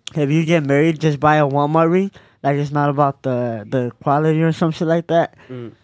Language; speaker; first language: English; early bilingual, other home language; Spanish